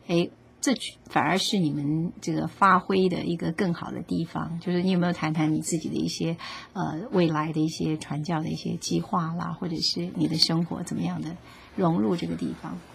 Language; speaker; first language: Chinese; native; Chinese